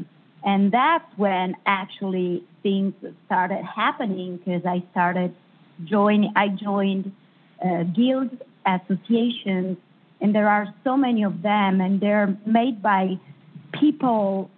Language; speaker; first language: English; non-native, fluent; Italian